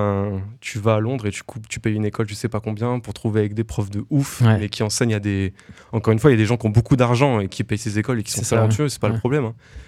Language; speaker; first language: French; native; French